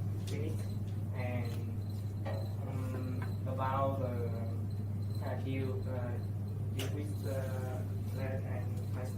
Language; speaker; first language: English; non-native, learner; Vietnamese